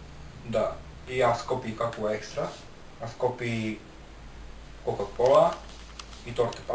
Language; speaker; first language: Bulgarian; non-native, learner; Finnish